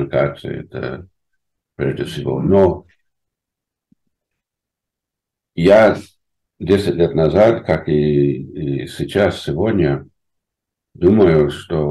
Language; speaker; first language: Russian; non-native, fluent; English